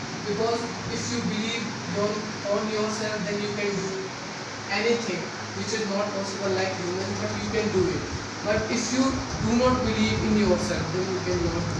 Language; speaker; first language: English; non-native, learner; Hindi